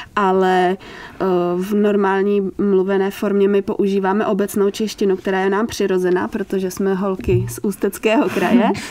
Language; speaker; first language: Czech; native; Czech